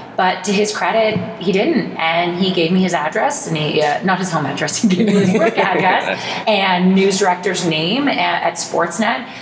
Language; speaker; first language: English; native; English